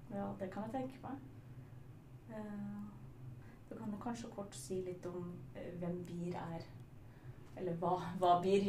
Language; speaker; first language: Norwegian; native; Norwegian